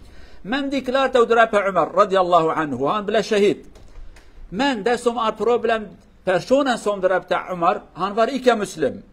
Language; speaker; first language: Norwegian; non-native, fluent; Kurdish